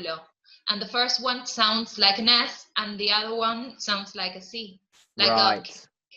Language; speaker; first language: English; non-native, fluent; Spanish